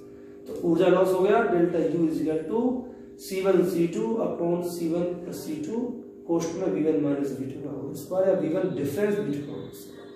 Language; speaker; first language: Hindi; native; Hindi